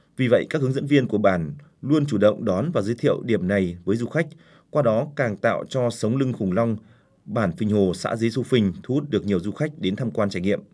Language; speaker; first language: Vietnamese; native; Vietnamese